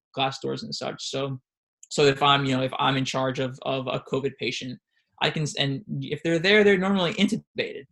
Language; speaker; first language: English; native; English